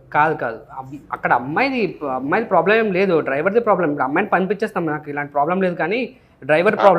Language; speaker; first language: Telugu; native; Telugu